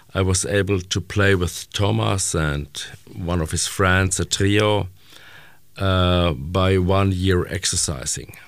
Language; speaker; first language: English; non-native, learner; German